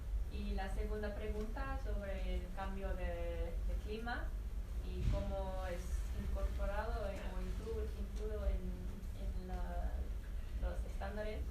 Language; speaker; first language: Spanish; non-native, fluent; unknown